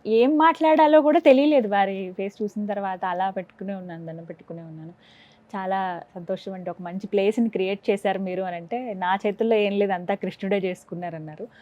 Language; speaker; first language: Telugu; native; Telugu